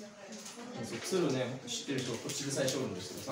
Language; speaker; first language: Japanese; native; Japanese